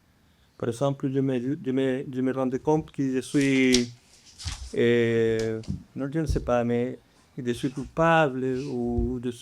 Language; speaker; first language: French; non-native, fluent; Spanish